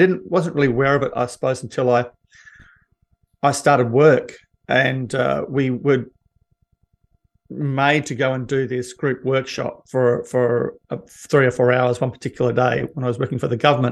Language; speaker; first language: English; native; English